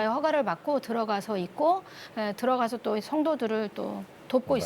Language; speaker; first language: Korean; native; Korean